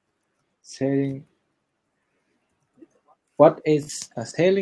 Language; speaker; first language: English; non-native, learner; Japanese